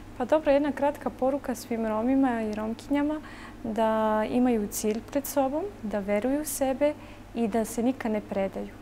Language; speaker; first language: Serbian; non-native, local second language; Romany